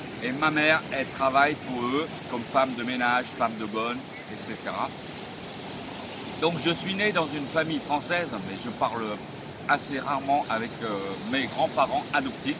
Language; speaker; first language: French; early bilingual, other home language; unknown